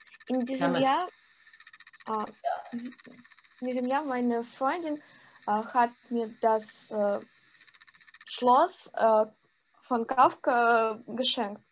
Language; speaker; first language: German; non-native, learner; Russian